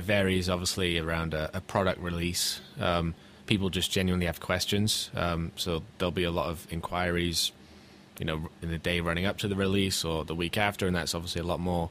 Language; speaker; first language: English; native; English